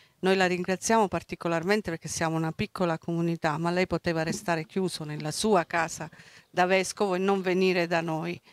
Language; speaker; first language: Italian; native; Italian